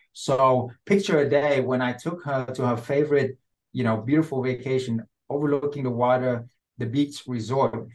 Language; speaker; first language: English; non-native, fluent; Vietnamese